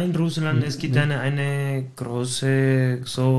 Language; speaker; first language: German; non-native, fluent; Spanish